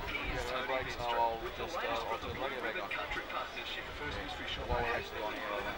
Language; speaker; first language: English; native; English